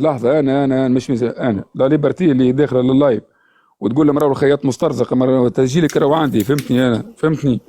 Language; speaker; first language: Arabic; native; Arabic